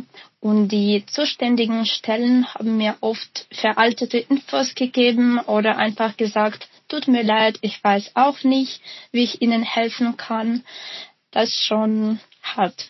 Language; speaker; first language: German; non-native, fluent; Ukrainian